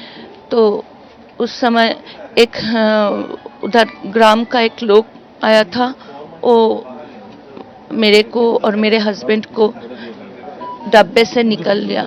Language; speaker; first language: Hindi; non-native, local second language; Bangla